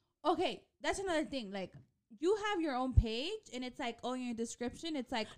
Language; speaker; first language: English; early bilingual, other home language; Spanish